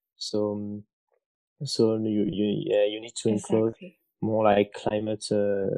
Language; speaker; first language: English; non-native, fluent; French